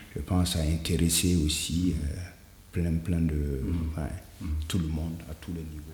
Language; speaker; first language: French; non-native, local second language; Mossi